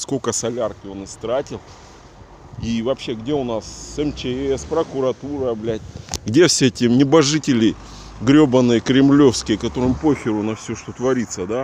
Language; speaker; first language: Russian; native; Russian